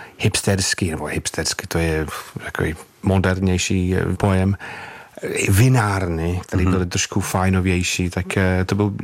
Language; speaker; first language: Czech; non-native, fluent; English